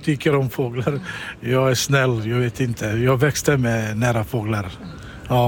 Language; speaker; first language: Swedish; non-native, learner; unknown